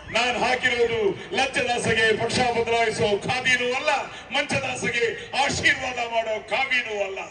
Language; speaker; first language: Kannada; non-native, local second language; Telugu